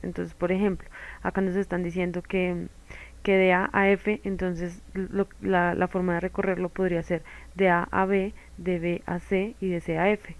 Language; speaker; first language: Spanish; native; Spanish